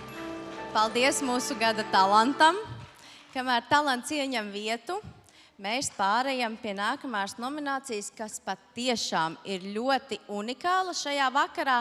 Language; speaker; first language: Latvian; native; Latvian